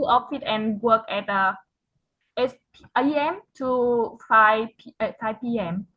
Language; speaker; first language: English; non-native, learner; Vietnamese